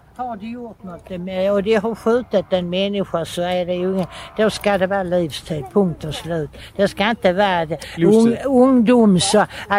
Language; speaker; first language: Swedish; native; Swedish